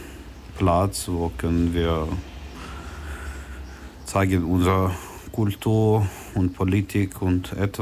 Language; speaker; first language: German; non-native, learner; Ukrainian